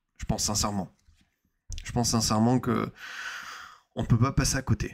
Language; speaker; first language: French; native; French